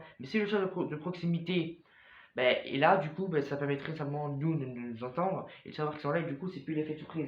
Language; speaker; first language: French; native; French